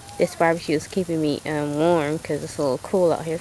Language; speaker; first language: English; native; English